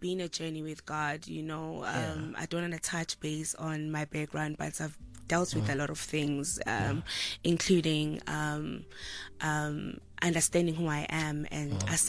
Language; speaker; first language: English; non-native, local second language; Zulu